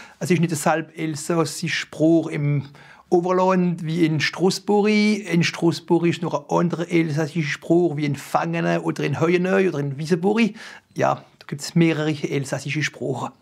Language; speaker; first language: German; non-native, local second language; French